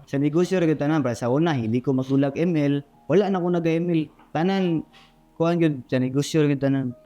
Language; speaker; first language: Cebuano; native; Cebuano